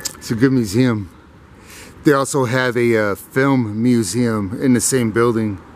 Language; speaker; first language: English; native; English